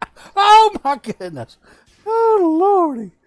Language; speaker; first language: English; native; English